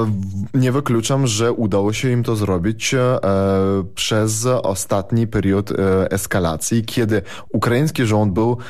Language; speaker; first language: Polish; non-native, fluent; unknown